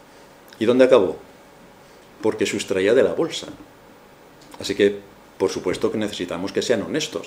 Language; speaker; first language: Spanish; native; Spanish